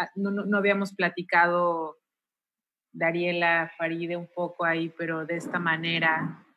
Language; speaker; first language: Spanish; native; Spanish